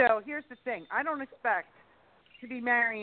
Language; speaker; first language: English; native; English